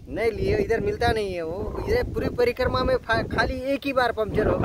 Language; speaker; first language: Hindi; non-native, local second language; Marathi